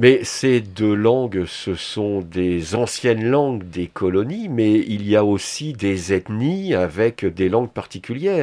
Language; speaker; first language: French; native; French